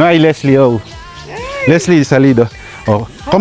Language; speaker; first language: Spanish; non-native, learner; Filipino